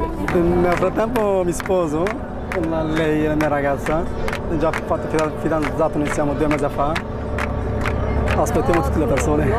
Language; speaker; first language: Italian; non-native, learner; Kurdish